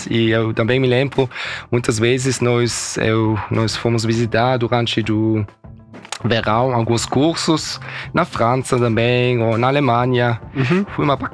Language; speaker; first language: Portuguese; early bilingual, heritage; German